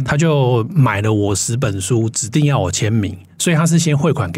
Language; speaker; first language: Chinese; native; Chinese